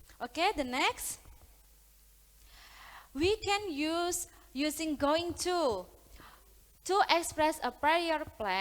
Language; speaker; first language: English; non-native, learner; Indonesian